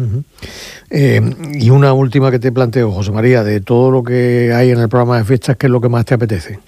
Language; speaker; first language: Spanish; native; Spanish